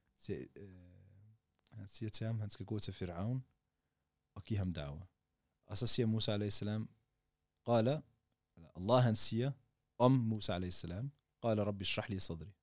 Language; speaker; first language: Danish; early bilingual, other home language; Arabic